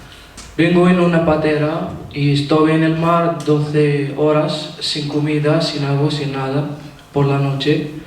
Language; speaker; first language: Spanish; non-native, learner; Arabic